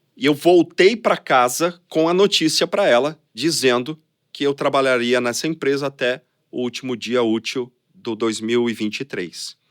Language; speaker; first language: Portuguese; native; Portuguese